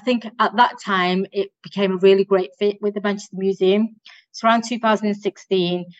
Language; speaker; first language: English; native; English